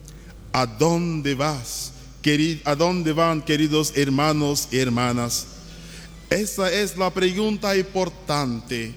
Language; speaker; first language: Spanish; non-native, learner; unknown